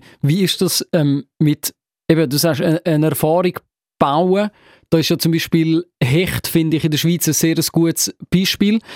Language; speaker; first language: German; native; German